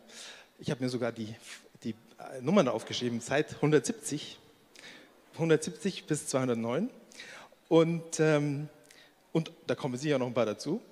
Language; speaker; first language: German; native; German